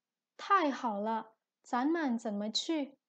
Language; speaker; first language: Chinese; non-native, fluent; Indonesian